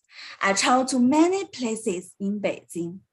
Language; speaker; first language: English; non-native, learner; Chinese